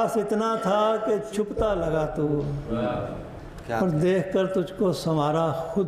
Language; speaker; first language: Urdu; non-native, local second language; Punjabi